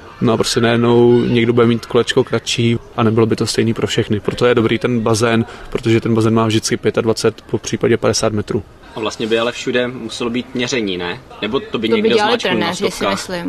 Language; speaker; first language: Czech; native; Czech